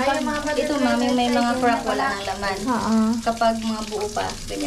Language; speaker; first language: Filipino; native; Filipino